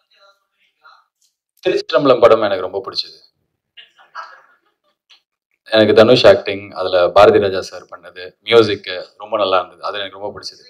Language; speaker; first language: Tamil; native; Tamil